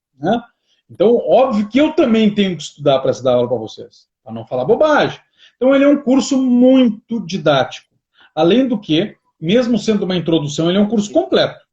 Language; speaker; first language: Portuguese; native; Portuguese